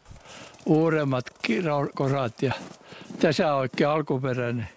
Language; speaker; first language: Finnish; native; Finnish